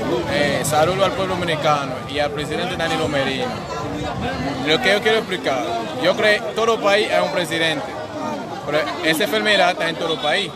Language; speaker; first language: Spanish; non-native, fluent; Haitian Creole